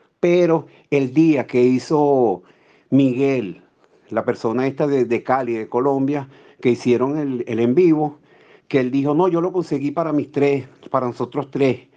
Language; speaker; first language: Spanish; native; Spanish